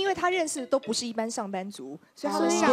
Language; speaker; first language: Chinese; native; Chinese